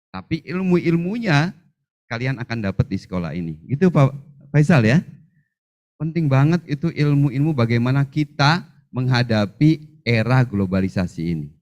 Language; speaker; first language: Indonesian; native; Indonesian